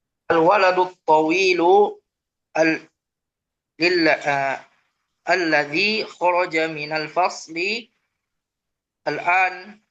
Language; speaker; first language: Arabic; non-native, learner; Indonesian